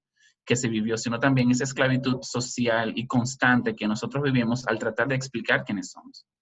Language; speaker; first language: Spanish; native; Spanish